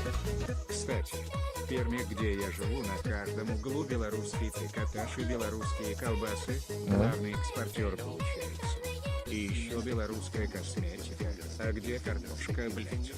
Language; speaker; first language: Russian; native; Russian